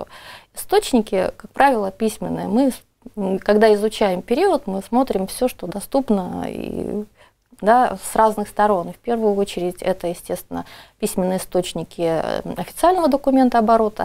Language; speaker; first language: Russian; native; Russian